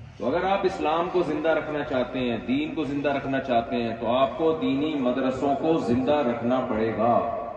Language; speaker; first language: Urdu; native; Urdu